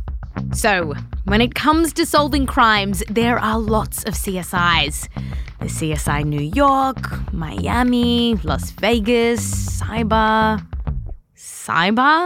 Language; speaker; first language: English; native; English